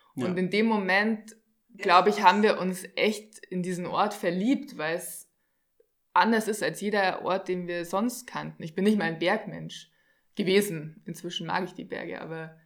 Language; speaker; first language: German; native; German